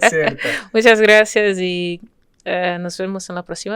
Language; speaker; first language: Spanish; non-native, fluent; French